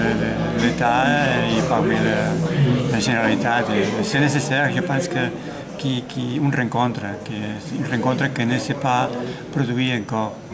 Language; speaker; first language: French; non-native, learner; Catalan